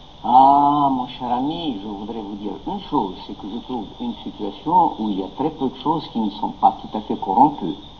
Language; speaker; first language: French; non-native, local second language; Arabic